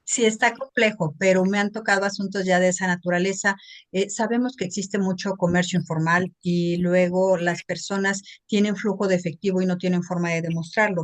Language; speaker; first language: Spanish; native; Spanish